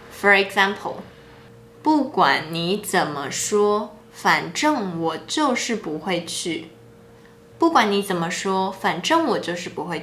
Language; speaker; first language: Chinese; non-native, local second language; English